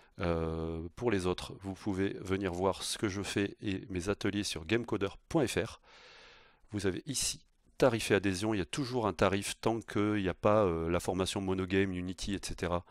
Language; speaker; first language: French; native; French